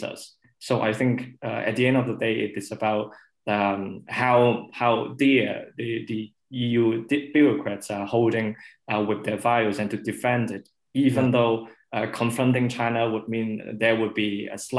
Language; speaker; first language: English; non-native, local second language; Cantonese